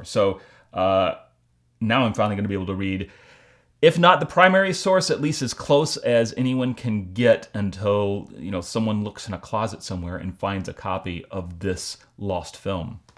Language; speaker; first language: English; native; English